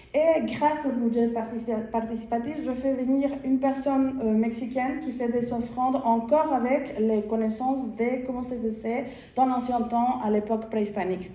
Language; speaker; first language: French; non-native, fluent; Spanish